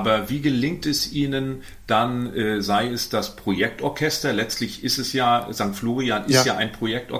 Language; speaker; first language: German; native; German